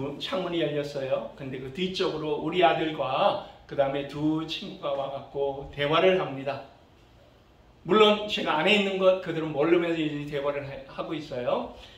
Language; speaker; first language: Korean; early bilingual, other home language; English